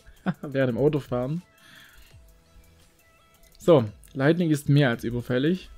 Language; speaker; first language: German; native; German